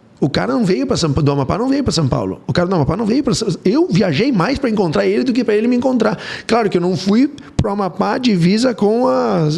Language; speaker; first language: Portuguese; early bilingual, heritage; Portuguese